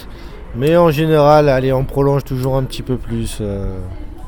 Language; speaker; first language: French; native; French